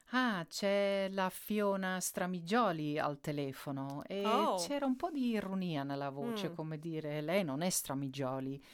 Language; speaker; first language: Italian; non-native, fluent; Dutch